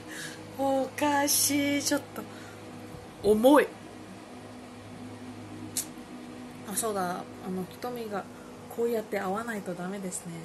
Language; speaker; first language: Japanese; non-native, learner; Filipino